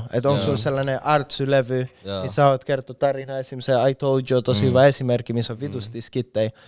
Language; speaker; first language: Finnish; non-native, fluent; Spanish